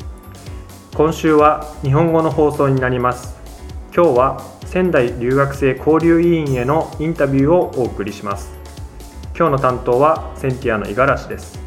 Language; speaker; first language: Japanese; native; Japanese